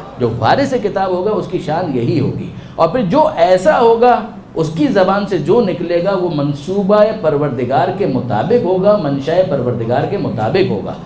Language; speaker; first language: Urdu; non-native, local second language; Gujarati